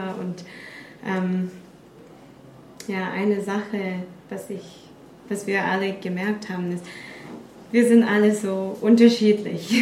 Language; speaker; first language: German; non-native, fluent; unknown